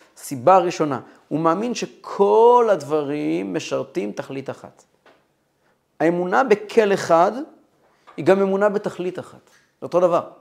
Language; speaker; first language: Hebrew; non-native, fluent; Russian